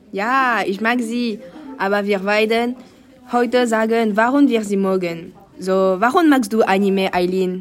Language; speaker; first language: German; non-native, learner; French